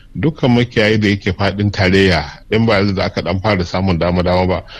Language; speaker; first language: Hausa; non-native, local second language; Fula